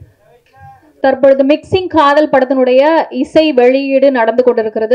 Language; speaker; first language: Tamil; native; Tamil